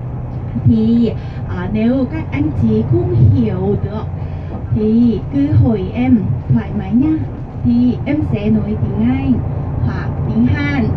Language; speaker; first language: Vietnamese; non-native, learner; Korean